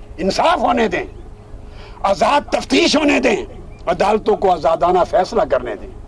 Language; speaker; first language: Urdu; non-native, local second language; Punjabi